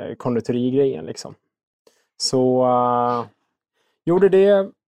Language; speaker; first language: Swedish; native; Swedish